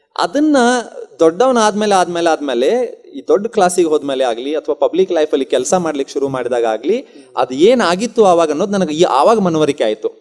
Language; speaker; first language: Kannada; non-native, local second language; Urdu